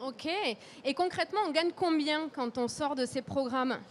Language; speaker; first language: French; native; French